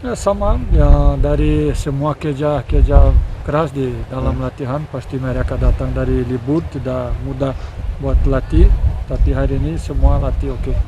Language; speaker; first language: Indonesian; non-native, learner; Portuguese